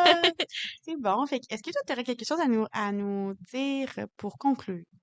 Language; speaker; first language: French; native; French